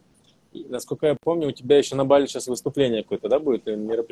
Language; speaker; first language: Russian; native; Russian